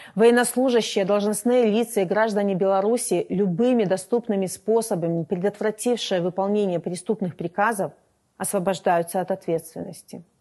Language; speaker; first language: Russian; native; Russian